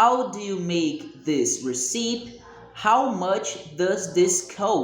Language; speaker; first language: English; non-native, learner; Portuguese